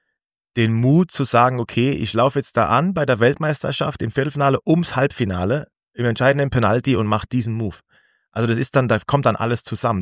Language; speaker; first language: German; native; German